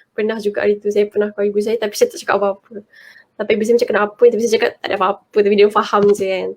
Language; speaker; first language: Malay; native; Malay